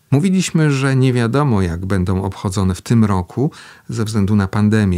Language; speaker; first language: Polish; native; Polish